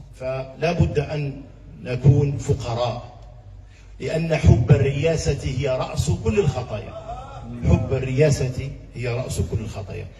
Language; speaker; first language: Arabic; native; Arabic